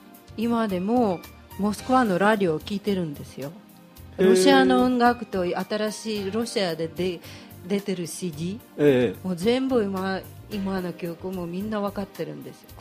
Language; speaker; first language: Japanese; non-native, fluent; Russian